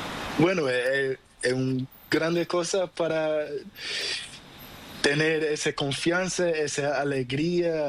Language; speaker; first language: Spanish; non-native, fluent; Portuguese